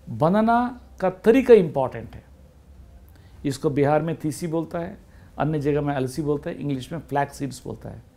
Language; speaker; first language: Hindi; non-native, local second language; Kannada